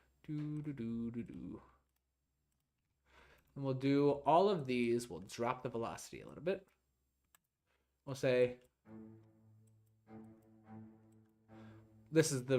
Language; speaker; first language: English; native; English